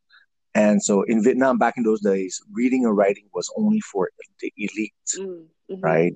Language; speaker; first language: English; early bilingual, other home language; Vietnamese